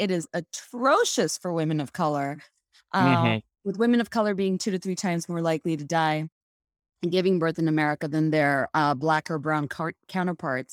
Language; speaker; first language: English; non-native, local second language; Bangla